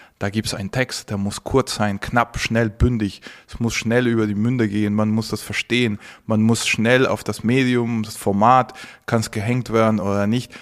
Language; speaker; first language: German; non-native, fluent; Spanish